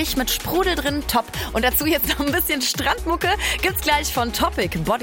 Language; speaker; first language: German; native; German